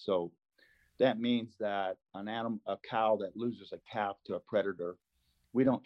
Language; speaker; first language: English; non-native, fluent; Spanish